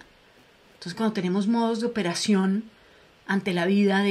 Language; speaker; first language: Spanish; native; Spanish